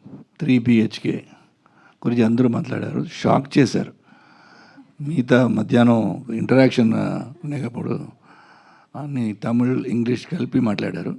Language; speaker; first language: Telugu; non-native, fluent; Tamil